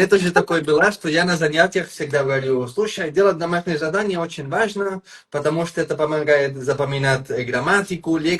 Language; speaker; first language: Russian; non-native, fluent; Catalan